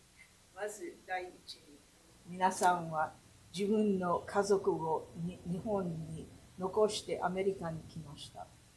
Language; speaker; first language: Japanese; early bilingual, heritage; Japanese